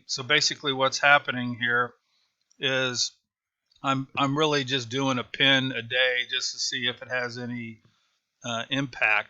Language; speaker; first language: English; native; English